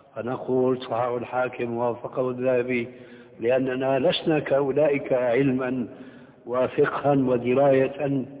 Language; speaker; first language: Arabic; early bilingual, other home language; Albanian